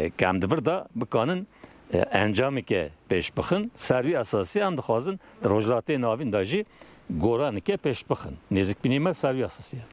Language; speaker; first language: Kurdish; non-native, local second language; Turkish